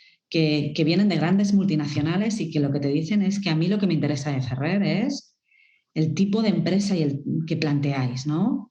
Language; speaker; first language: Spanish; native; Spanish